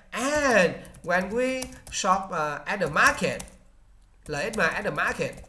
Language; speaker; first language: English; non-native, learner; Vietnamese